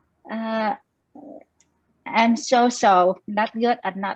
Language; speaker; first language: English; non-native, learner; Vietnamese